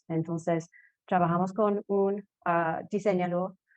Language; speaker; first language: Spanish; non-native, fluent; English